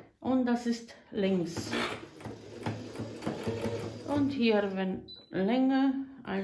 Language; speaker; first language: German; non-native, fluent; Bosnian